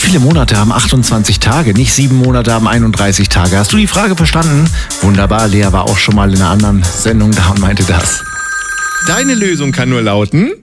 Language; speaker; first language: German; native; German